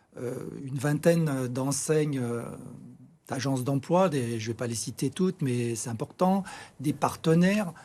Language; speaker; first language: French; native; French